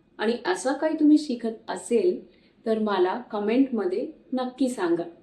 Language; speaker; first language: Marathi; non-native, fluent; Hindi